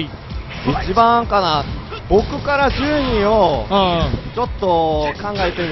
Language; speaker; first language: Japanese; non-native, fluent; Korean